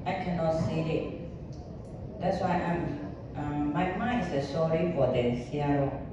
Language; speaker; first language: English; non-native, learner; Burmese